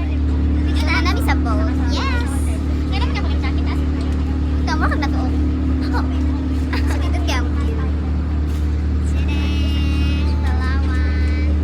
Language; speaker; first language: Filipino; non-native, local second language; Cebuano